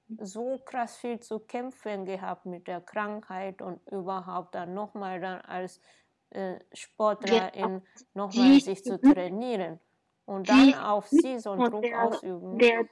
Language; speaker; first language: German; non-native, fluent; Japanese